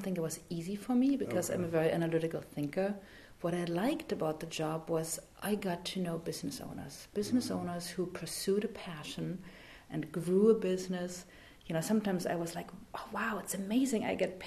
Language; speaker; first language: English; non-native, fluent; German